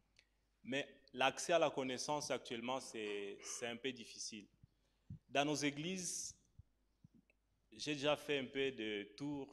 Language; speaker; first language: French; non-native, local second language; Swahili